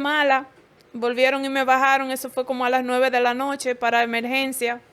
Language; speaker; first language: Spanish; native; Spanish